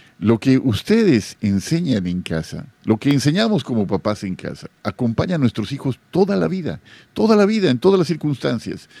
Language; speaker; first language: Spanish; native; Spanish